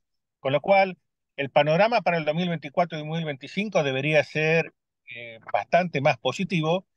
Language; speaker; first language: Spanish; native; Spanish